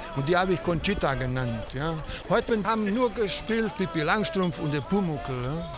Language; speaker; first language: German; non-native, fluent; Italian